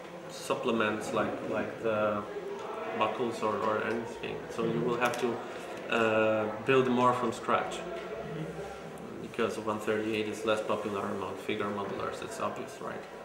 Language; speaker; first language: English; non-native, fluent; Polish